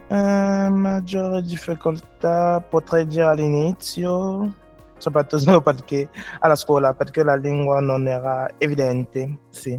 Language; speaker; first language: Italian; non-native, learner; French